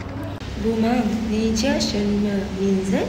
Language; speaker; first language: Chinese; non-native, learner; Malay